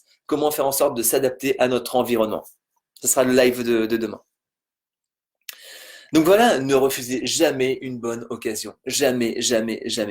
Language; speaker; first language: French; native; French